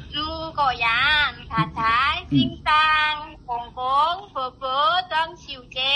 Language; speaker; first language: Cantonese; non-native, learner; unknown